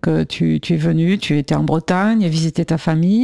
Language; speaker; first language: French; native; French